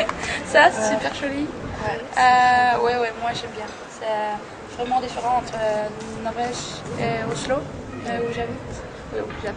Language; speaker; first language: French; non-native, learner; Norwegian